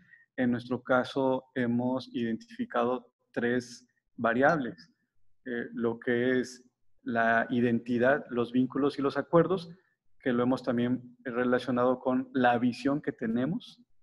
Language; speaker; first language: Spanish; native; Spanish